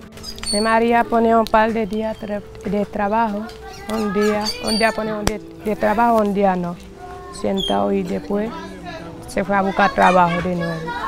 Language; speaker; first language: Spanish; non-native, learner; Haitian Creole